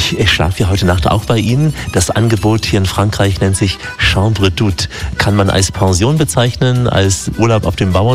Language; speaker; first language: German; native; German